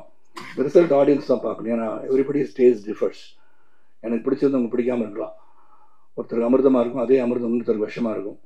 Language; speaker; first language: Tamil; native; Tamil